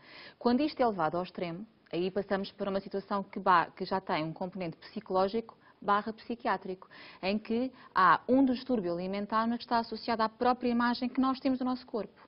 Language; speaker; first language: Portuguese; native; Portuguese